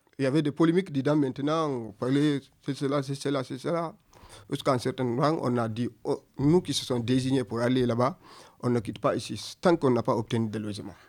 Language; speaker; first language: French; non-native, local second language; Fula